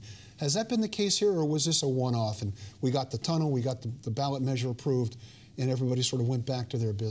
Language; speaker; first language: English; native; English